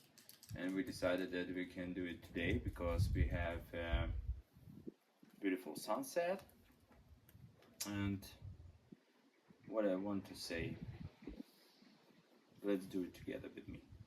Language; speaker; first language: English; non-native, learner; Ukrainian